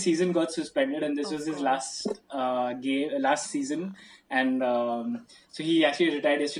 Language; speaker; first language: English; non-native, local second language; Hindi